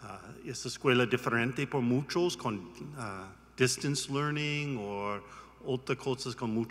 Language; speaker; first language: Spanish; non-native, learner; English